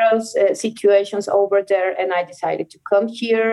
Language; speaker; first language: English; non-native, fluent; Spanish